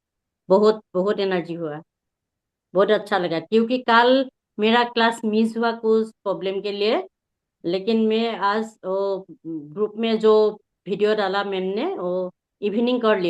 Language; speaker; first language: Hindi; non-native, local second language; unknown